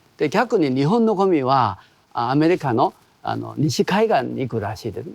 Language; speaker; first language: Japanese; non-native, fluent; Korean